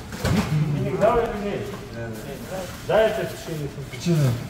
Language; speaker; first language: Russian; non-native, learner; Tajik